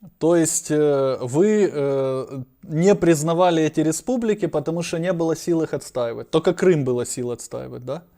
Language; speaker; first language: Russian; non-native, local second language; Ukrainian